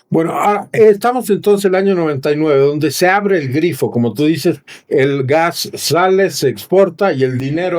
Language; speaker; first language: Spanish; native; Spanish